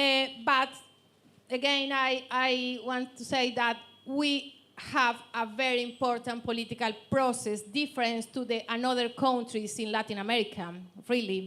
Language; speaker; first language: English; non-native, learner; Spanish